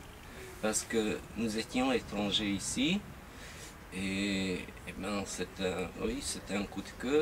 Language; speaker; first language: French; non-native, fluent; Hungarian